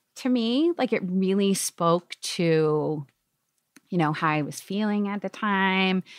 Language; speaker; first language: English; native; English